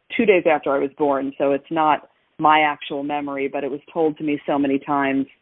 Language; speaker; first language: English; native; English